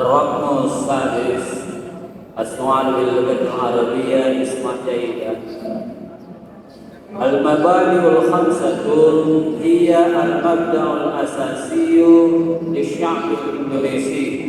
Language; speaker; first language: Arabic; non-native, learner; Indonesian